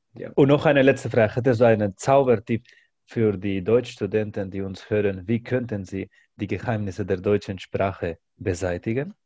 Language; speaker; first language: German; non-native, fluent; Spanish